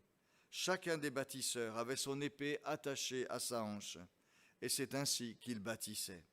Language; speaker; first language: French; native; French